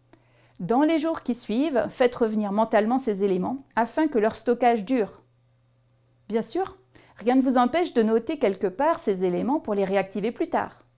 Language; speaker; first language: French; native; French